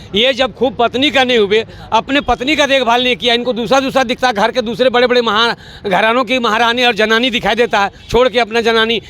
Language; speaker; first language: Hindi; native; Hindi